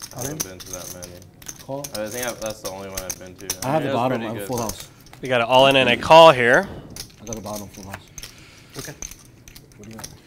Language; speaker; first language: English; native; English